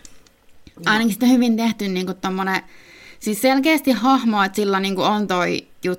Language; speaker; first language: Finnish; native; Finnish